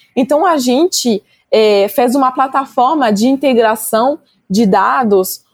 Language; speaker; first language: Portuguese; non-native, fluent; French